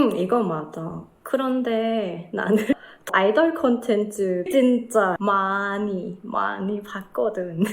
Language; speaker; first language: Korean; non-native, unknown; Thai